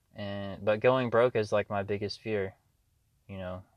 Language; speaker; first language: English; native; English